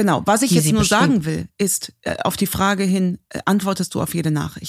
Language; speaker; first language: German; native; German